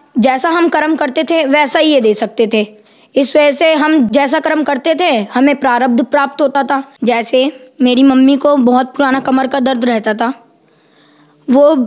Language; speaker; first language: Hindi; native; Hindi